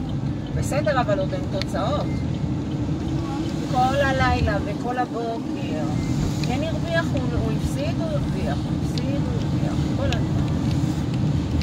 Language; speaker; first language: Hebrew; native; Hebrew